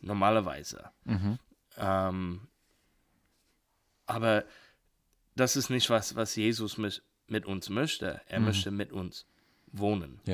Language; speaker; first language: German; non-native, learner; English